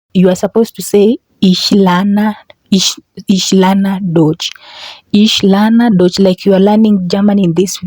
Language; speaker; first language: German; non-native, fluent; English